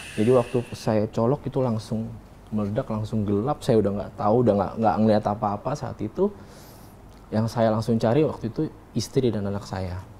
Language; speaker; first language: Indonesian; native; Indonesian